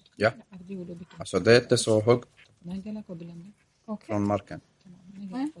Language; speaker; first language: Swedish; non-native, fluent; Arabic